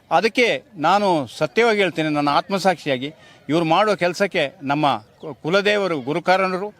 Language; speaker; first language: Kannada; non-native, local second language; Kodava